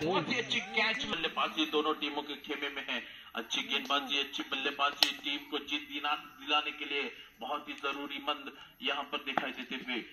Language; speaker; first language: Hindi; non-native, local second language; Marathi